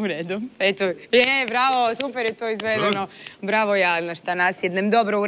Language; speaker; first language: Bosnian; native; Bosnian